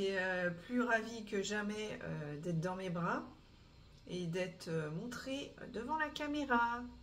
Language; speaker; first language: French; native; French